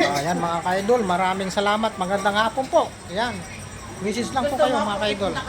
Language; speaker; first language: Filipino; non-native, local second language; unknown